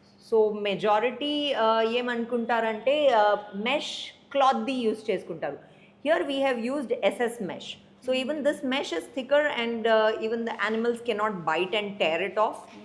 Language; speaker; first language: English; non-native, local second language; Telugu